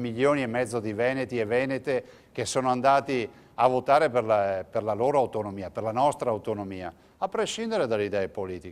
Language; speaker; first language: Italian; native; Italian